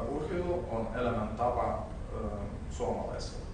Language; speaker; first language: Finnish; non-native, learner; Russian